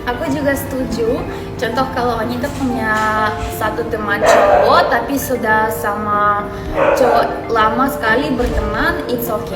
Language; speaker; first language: Indonesian; non-native, learner; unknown